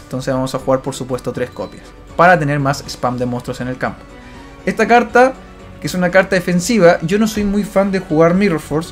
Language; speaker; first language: Spanish; native; Spanish